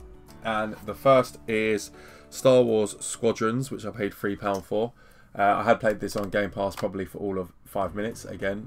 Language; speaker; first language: English; native; English